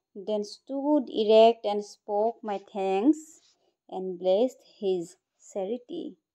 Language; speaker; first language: English; non-native, local second language; Assamese